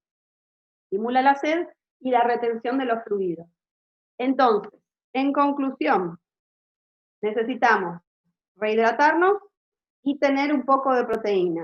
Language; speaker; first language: Spanish; native; Spanish